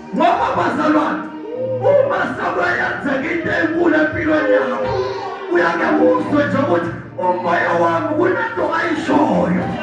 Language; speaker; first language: Zulu; non-native, local second language; Swati